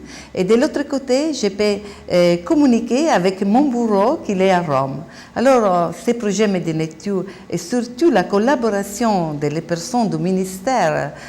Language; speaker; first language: French; non-native, learner; Italian